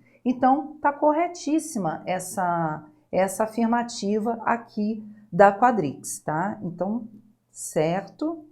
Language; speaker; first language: Portuguese; native; Portuguese